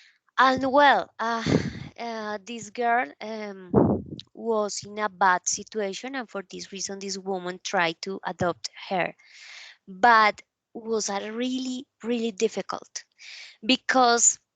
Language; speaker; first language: English; non-native, learner; Spanish